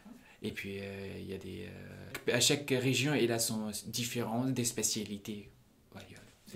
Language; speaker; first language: French; non-native, fluent; Punjabi